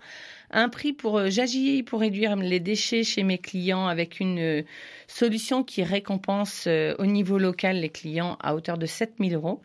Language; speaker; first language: French; native; French